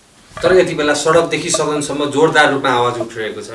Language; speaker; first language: Nepali; native; Nepali